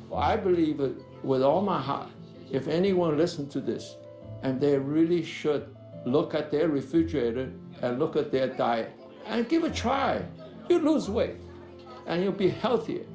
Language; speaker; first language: English; non-native, fluent; Chinese